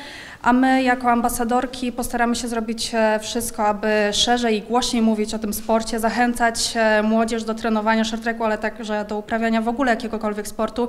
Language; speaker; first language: Polish; native; Polish